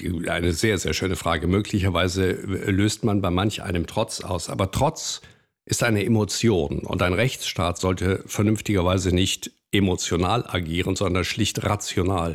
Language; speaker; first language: German; native; German